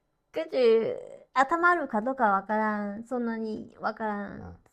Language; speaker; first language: Japanese; non-native, fluent; Cantonese